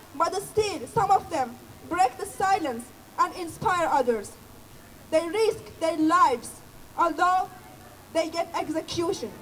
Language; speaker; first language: English; non-native, fluent; Persian